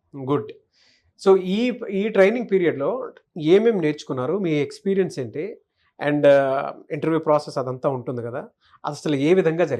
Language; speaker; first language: Telugu; native; Telugu